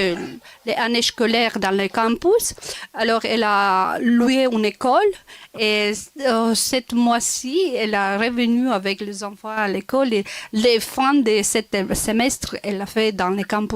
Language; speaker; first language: French; non-native, local second language; Romanian